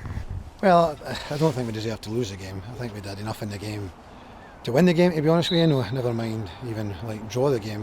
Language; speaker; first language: English; native; English